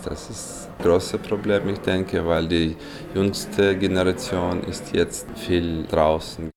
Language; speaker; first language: German; non-native, fluent; Ukrainian